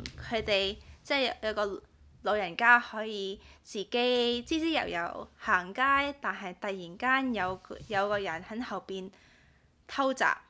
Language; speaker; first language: Cantonese; early bilingual, heritage; Cantonese